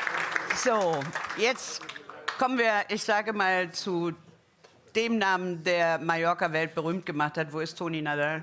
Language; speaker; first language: German; native; German